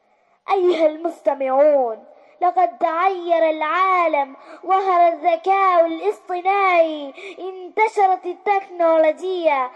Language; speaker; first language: Arabic; non-native, learner; Malayalam